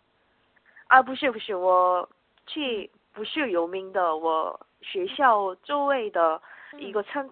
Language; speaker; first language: Chinese; non-native, learner; Korean